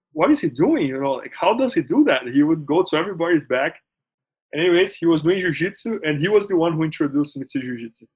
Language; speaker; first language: English; non-native, fluent; Portuguese